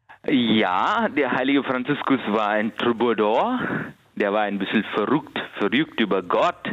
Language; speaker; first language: German; non-native, fluent; Kannada